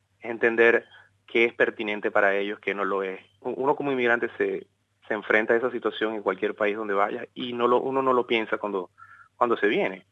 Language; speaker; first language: Spanish; native; Spanish